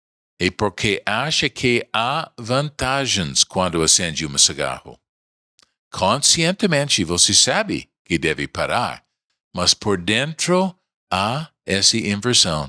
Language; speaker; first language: Portuguese; non-native, fluent; English